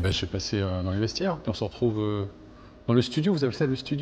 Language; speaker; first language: French; native; French